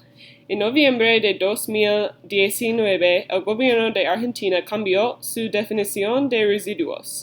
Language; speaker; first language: Spanish; non-native, learner; English